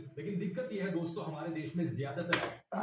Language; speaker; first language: Hindi; native; Hindi